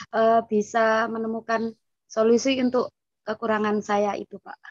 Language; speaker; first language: Indonesian; native; Indonesian